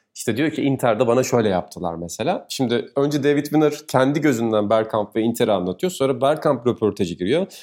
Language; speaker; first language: Turkish; native; Turkish